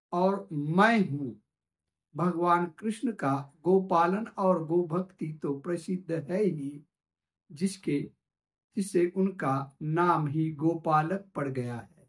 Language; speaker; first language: Hindi; non-native, local second language; Marathi